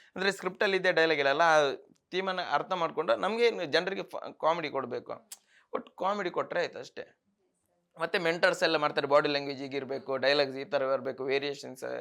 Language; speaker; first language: Kannada; non-native, local second language; Tulu